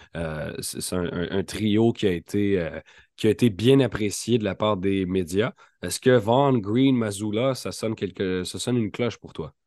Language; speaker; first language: French; native; French